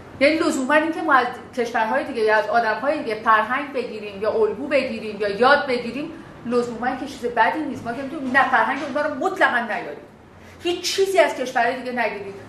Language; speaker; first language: Persian; non-native, local second language; Southern Kurdish